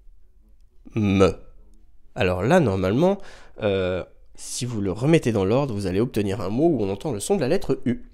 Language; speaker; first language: French; native; French